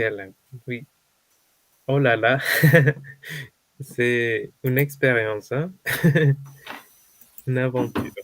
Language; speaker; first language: French; non-native, fluent; Spanish